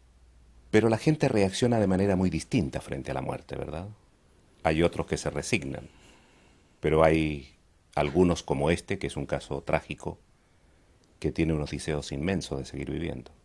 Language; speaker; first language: Spanish; native; Spanish